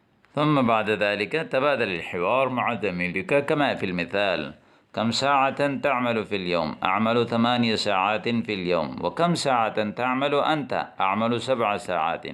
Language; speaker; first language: Arabic; non-native, fluent; Urdu